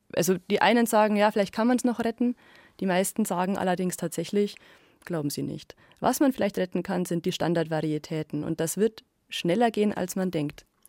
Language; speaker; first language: German; native; German